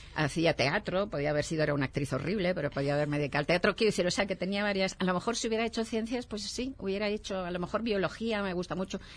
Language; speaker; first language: Spanish; native; Spanish